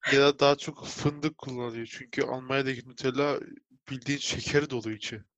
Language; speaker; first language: Turkish; early bilingual, heritage; Turkish